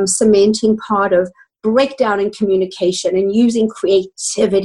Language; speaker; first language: English; native; English